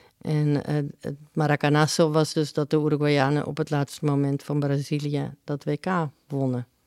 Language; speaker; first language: Dutch; early bilingual, other home language; Spanish